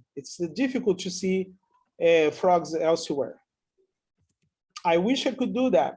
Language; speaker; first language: English; non-native, fluent; Portuguese